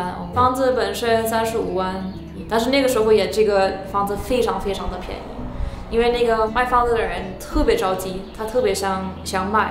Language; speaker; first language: Chinese; early bilingual, heritage; Chinese